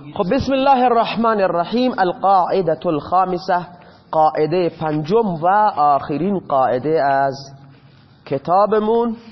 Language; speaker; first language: Persian; non-native, local second language; Baluchi